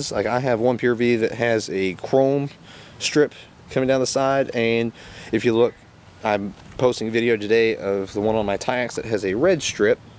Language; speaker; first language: English; native; English